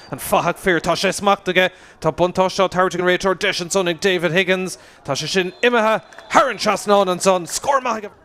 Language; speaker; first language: Irish; native; Irish